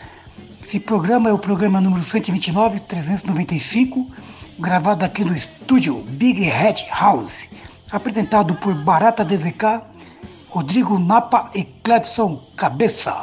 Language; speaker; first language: Portuguese; native; Portuguese